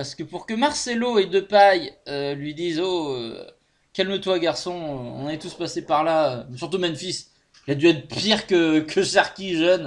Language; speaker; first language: French; native; French